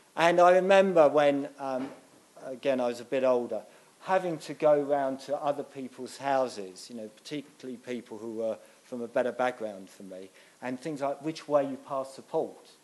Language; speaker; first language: English; native; English